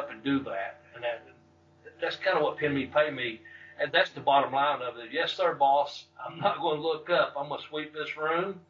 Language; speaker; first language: English; native; English